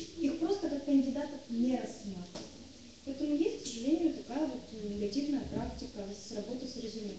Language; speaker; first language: Russian; native; Russian